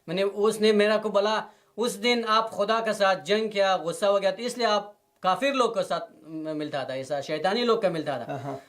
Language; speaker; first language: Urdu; non-native, learner; Persian